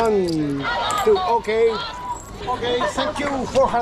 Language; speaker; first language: English; non-native, learner; French